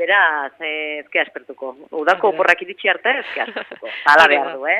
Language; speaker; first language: Basque; native; Basque